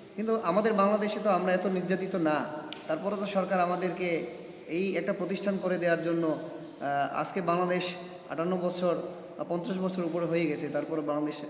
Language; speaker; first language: Bangla; non-native, local second language; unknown